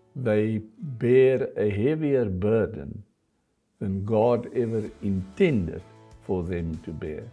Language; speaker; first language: English; non-native, local second language; Afrikaans